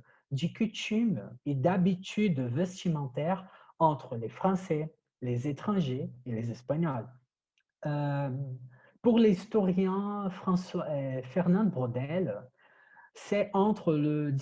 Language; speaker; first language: French; non-native, fluent; Portuguese